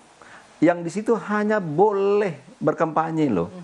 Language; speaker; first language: Indonesian; native; Indonesian